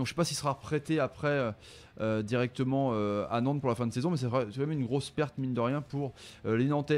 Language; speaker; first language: French; native; French